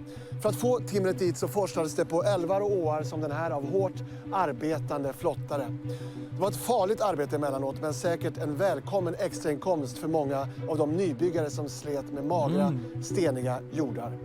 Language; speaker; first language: Swedish; native; Swedish